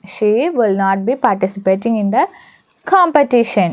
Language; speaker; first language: English; non-native, local second language; Malayalam